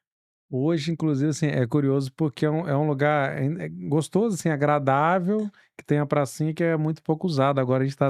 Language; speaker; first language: Portuguese; native; Portuguese